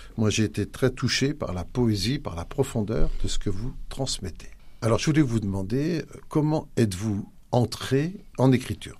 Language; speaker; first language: French; native; French